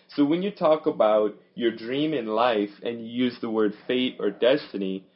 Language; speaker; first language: English; native; English